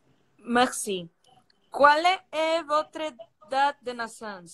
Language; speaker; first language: French; non-native, learner; Portuguese